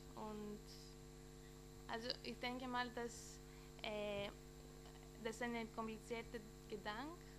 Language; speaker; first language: German; non-native, learner; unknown